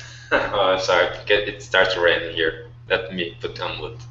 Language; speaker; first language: English; non-native, learner; Portuguese